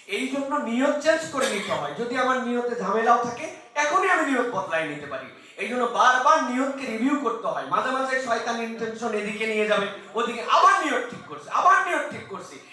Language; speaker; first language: Bangla; native; Bangla